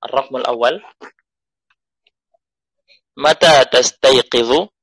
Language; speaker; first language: Arabic; non-native, fluent; Indonesian